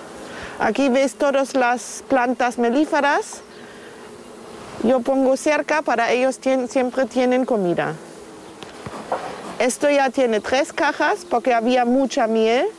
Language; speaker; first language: Spanish; non-native, fluent; German